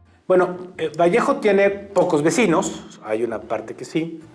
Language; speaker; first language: Spanish; native; Spanish